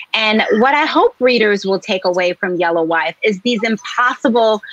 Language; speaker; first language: English; native; English